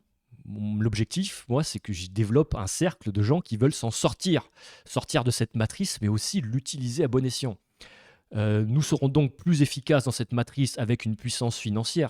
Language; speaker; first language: French; native; French